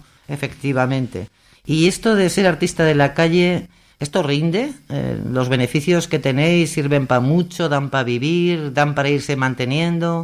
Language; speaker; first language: Spanish; native; Spanish